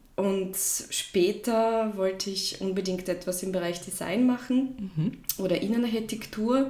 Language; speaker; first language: German; non-native, fluent; Russian